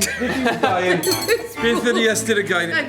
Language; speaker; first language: Welsh; non-native, learner; English